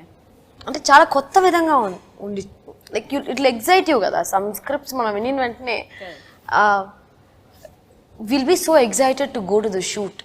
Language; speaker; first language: Telugu; non-native, local second language; Tamil